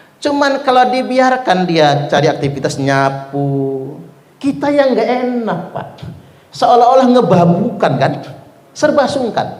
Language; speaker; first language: Indonesian; non-native, local second language; Malay